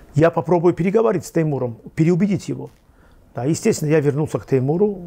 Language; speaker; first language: Russian; non-native, local second language; Azerbaijani